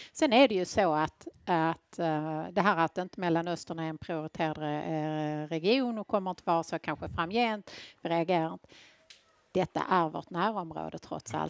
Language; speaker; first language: Swedish; native; Swedish